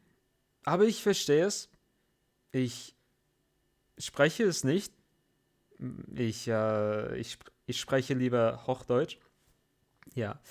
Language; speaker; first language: German; non-native, fluent; English